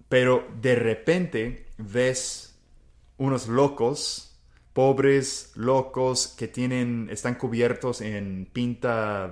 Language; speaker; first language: Spanish; non-native, fluent; English